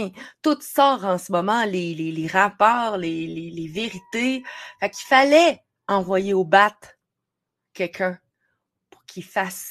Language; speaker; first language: French; native; French